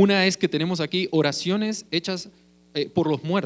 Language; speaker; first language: Spanish; native; Spanish